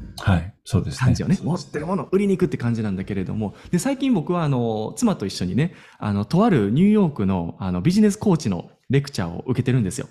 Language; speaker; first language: Japanese; native; Japanese